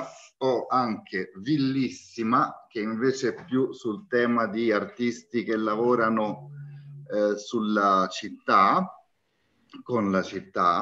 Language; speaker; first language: Italian; native; Italian